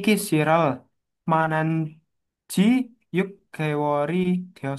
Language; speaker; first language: Korean; non-native, learner; Indonesian